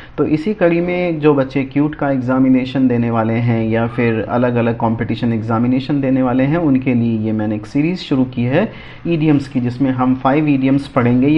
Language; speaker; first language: Hindi; native; Hindi